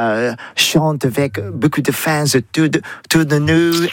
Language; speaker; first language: French; non-native, learner; English